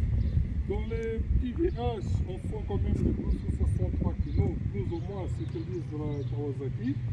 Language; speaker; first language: French; non-native, fluent; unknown